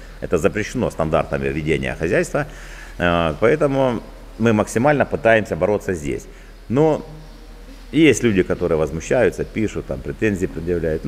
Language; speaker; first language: Russian; native; Russian